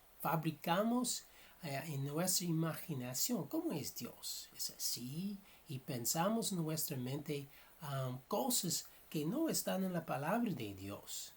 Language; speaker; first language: Spanish; non-native, fluent; English